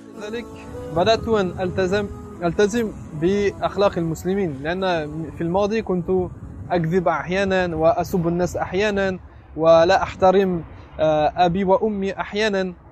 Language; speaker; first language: Arabic; non-native, fluent; French